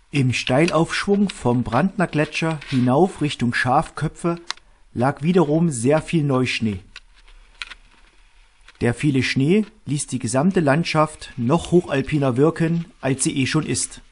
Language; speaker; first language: German; native; German